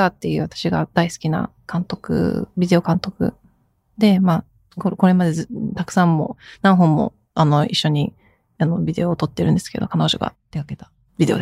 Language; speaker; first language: Japanese; early bilingual, heritage; Japanese